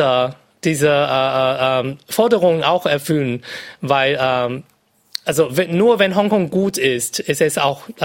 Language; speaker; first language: German; non-native, fluent; Cantonese